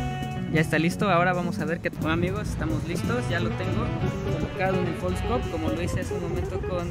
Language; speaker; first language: Spanish; native; Spanish